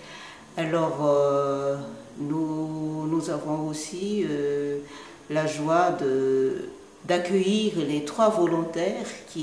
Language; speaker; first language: French; non-native, local second language; Malagasy